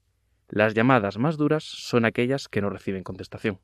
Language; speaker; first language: Spanish; native; Spanish